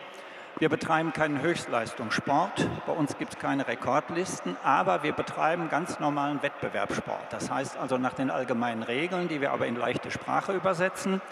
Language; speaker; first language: German; native; German